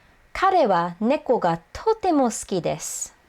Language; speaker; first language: Japanese; non-native, fluent; English